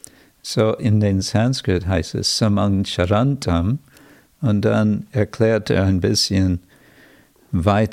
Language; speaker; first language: German; non-native, fluent; English